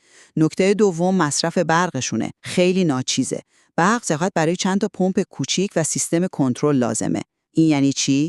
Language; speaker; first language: Persian; native; Persian